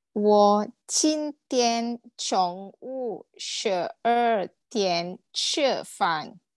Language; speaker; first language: Chinese; non-native, learner; Malay